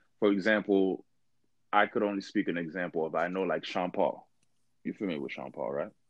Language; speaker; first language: English; early bilingual, other home language; Haitian Creole